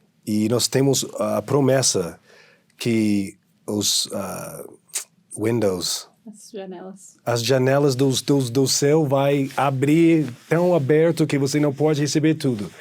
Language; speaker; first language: Portuguese; non-native, fluent; English